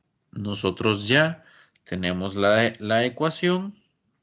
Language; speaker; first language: Spanish; native; Spanish